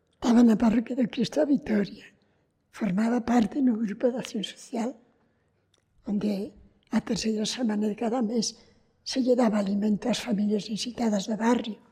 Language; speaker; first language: Galician; native; Galician